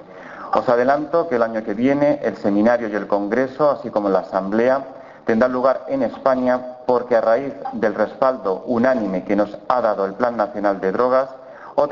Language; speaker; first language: Spanish; native; Spanish